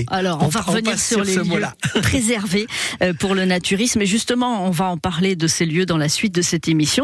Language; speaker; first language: French; native; French